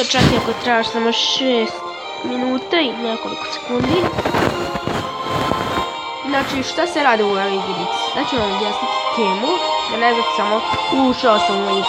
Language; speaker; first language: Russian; non-native, learner; Serbian